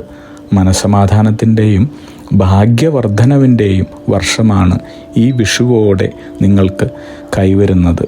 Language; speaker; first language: Malayalam; native; Malayalam